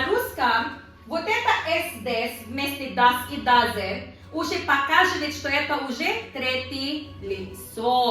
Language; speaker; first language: Russian; non-native, learner; Tajik